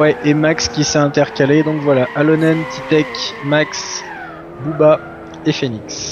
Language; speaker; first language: French; native; French